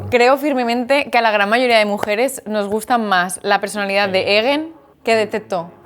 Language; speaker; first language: Spanish; native; Spanish